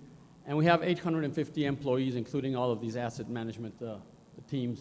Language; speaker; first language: English; non-native, fluent; Spanish